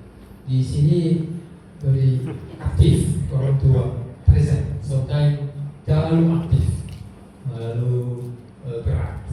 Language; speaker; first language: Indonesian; non-native, learner; French